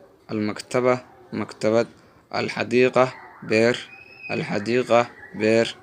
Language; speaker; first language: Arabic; non-native, fluent; Somali